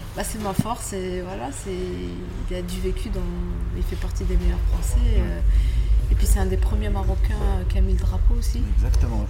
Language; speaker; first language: French; native; French